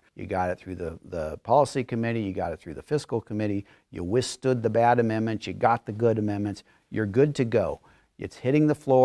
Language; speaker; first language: English; native; English